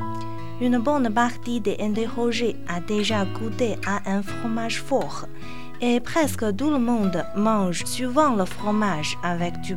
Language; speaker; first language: French; non-native, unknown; Chinese